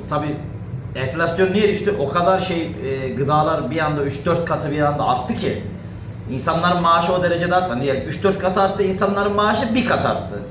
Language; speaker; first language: Turkish; native; Turkish